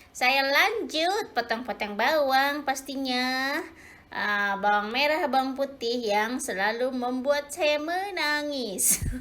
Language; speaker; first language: Indonesian; native; Indonesian